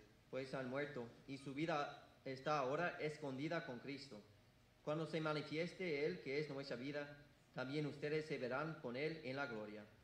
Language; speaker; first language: Spanish; non-native, fluent; English